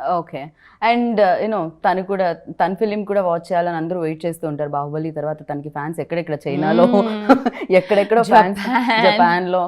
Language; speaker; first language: Telugu; native; Telugu